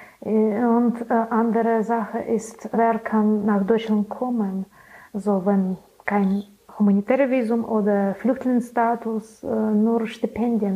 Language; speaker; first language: German; non-native, learner; Belarusian